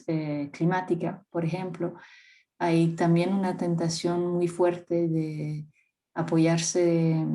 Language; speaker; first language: Spanish; non-native, fluent; French